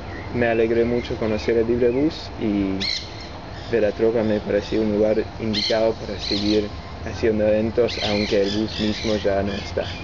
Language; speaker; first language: Spanish; non-native, fluent; English